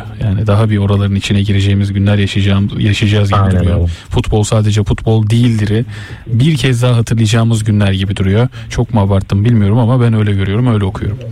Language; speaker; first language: Turkish; native; Turkish